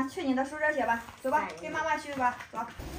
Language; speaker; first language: Chinese; native; Chinese